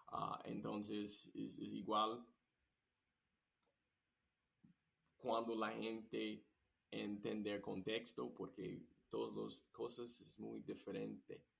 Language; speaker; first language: Spanish; non-native, learner; English